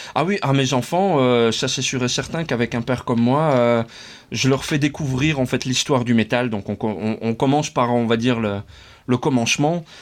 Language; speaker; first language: French; native; French